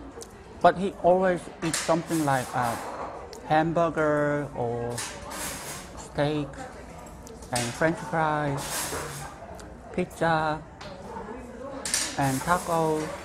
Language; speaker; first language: English; non-native, fluent; Korean